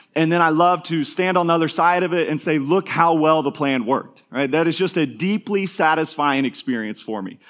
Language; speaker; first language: English; native; English